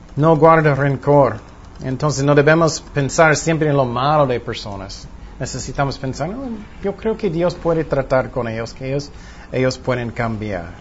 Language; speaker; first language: Spanish; non-native, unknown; English